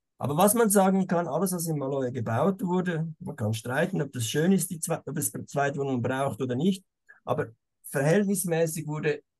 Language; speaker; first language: German; native; German